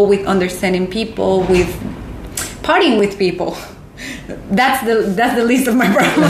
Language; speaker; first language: English; non-native, fluent; Spanish